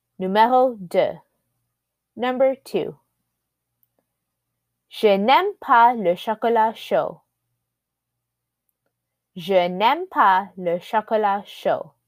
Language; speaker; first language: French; non-native, fluent; English